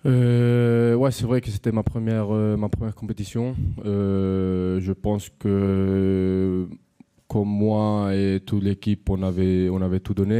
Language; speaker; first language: French; non-native, fluent; Spanish